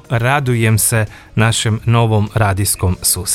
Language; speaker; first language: Croatian; native; Croatian